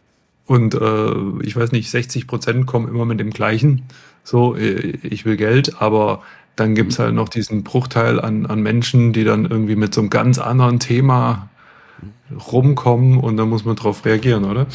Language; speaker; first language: German; native; German